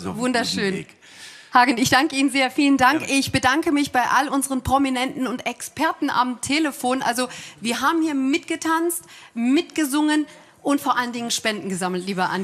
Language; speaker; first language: German; native; German